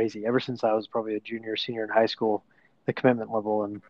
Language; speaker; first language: English; native; English